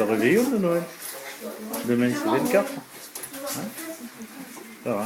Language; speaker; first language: French; native; French